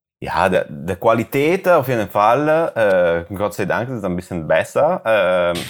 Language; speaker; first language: German; non-native, learner; Italian